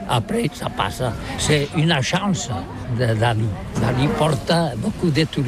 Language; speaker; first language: French; non-native, learner; Catalan